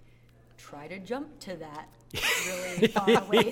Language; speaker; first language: English; native; English